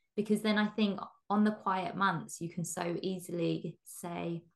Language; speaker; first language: English; native; English